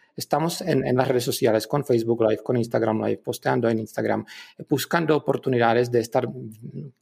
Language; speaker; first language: Spanish; non-native, fluent; Czech